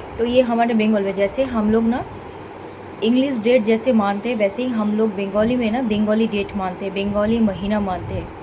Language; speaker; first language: Hindi; non-native, local second language; Bangla